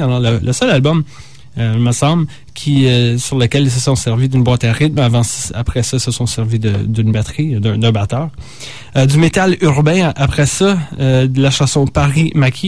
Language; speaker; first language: French; native; French